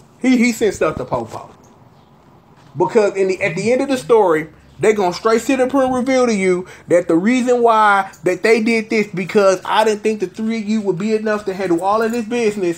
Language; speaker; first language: English; native; English